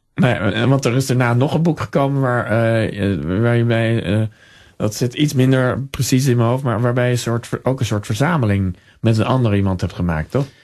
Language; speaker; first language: Dutch; native; Dutch